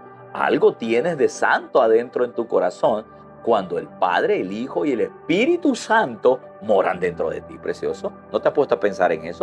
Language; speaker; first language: Spanish; native; Spanish